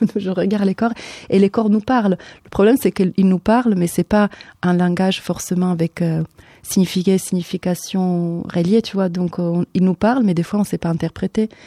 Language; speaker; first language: French; native; French